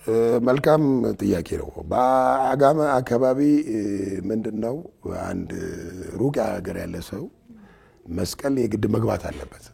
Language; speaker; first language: Amharic; non-native, local second language; Tigrinya